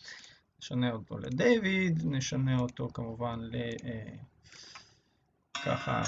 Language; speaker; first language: Hebrew; native; Hebrew